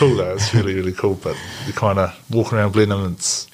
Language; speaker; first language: English; native; English